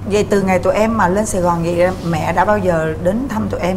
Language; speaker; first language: Vietnamese; native; Vietnamese